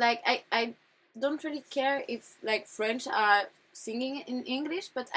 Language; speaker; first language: English; non-native, fluent; French